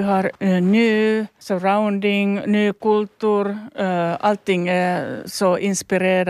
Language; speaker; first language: Swedish; non-native, learner; Finnish